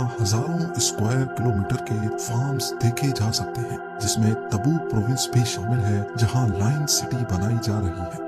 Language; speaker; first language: Urdu; native; Urdu